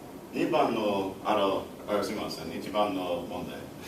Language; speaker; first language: Japanese; non-native, learner; English